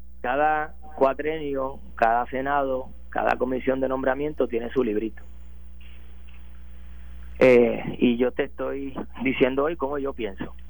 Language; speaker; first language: Spanish; native; Spanish